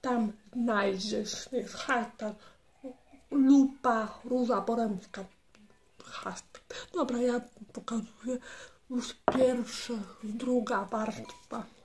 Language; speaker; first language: Polish; non-native, learner; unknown